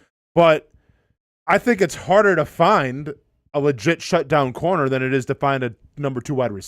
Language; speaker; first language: English; native; English